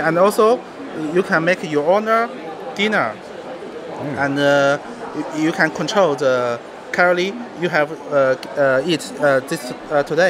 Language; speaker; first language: English; non-native, learner; Chinese